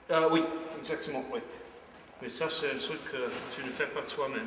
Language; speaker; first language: French; non-native, fluent; English